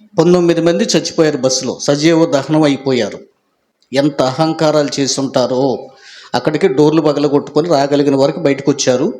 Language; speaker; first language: Telugu; native; Telugu